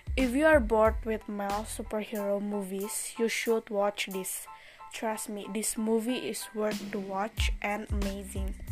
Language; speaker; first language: English; non-native, learner; Indonesian